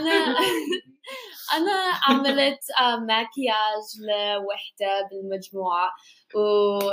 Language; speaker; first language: Arabic; non-native, learner; English